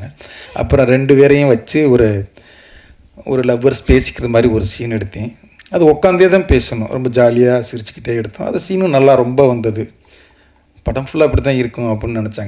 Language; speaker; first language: Tamil; native; Tamil